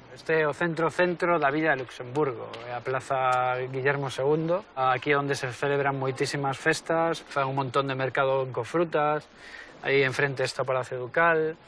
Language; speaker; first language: Galician; native; Galician